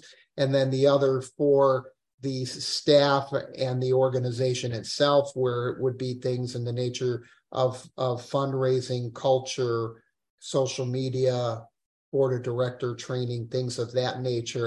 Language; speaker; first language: English; native; English